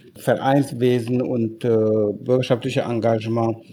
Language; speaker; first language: German; non-native, fluent; Wolof